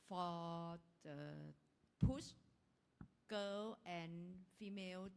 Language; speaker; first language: English; non-native, learner; Thai